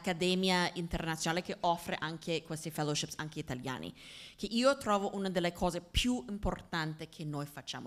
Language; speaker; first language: Italian; non-native, fluent; English